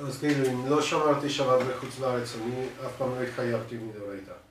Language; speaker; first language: Hebrew; non-native, fluent; French